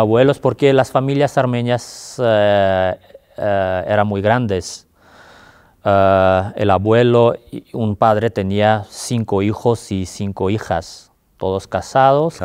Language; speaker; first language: Spanish; non-native, fluent; Armenian